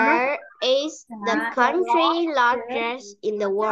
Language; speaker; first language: English; non-native, learner; Vietnamese